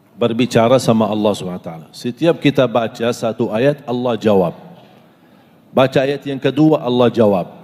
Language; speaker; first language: Malay; non-native, fluent; Arabic